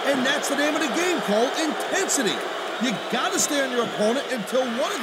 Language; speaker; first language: English; native; English